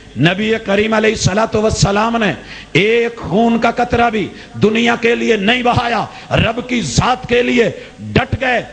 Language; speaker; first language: Urdu; non-native, local second language; Punjabi